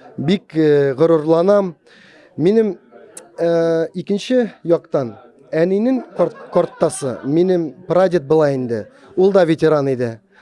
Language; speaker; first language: Tatar; native; Tatar